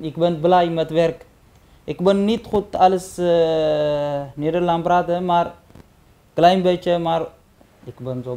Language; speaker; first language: Dutch; non-native, learner; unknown